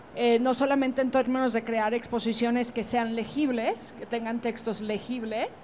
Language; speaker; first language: Spanish; native; Spanish